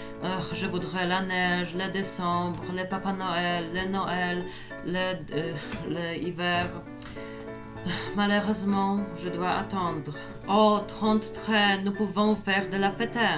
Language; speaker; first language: French; non-native, learner; Polish